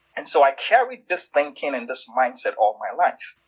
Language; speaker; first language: English; non-native, local second language; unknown